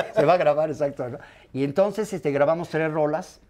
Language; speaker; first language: Spanish; native; Spanish